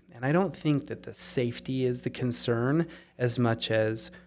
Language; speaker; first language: English; native; English